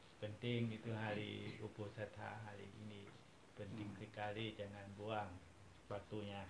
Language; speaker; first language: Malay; non-native, fluent; Thai